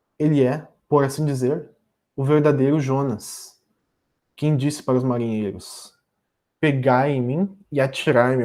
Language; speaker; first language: Portuguese; native; Portuguese